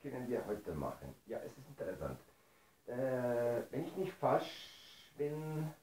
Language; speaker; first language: German; non-native, fluent; Spanish